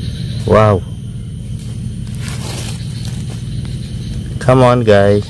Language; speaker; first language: English; non-native, learner; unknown